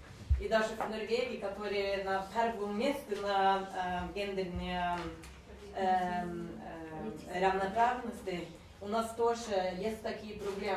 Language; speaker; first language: Russian; non-native, learner; Norwegian